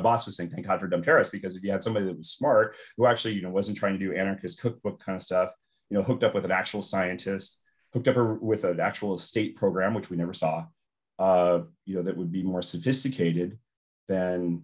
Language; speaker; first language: English; native; English